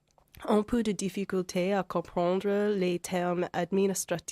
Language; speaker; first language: French; non-native, learner; English